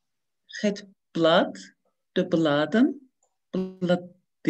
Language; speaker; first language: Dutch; non-native, learner; Turkish